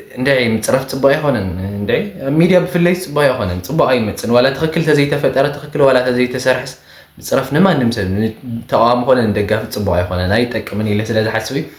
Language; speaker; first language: Tigrinya; native; Tigrinya